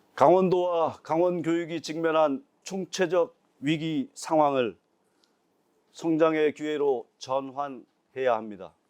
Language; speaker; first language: Korean; native; Korean